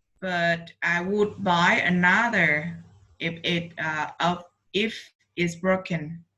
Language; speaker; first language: English; non-native, learner; Vietnamese